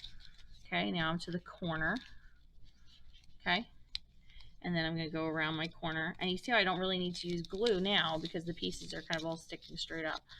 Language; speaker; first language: English; native; English